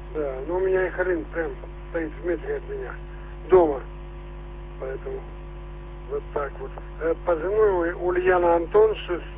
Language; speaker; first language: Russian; native; Russian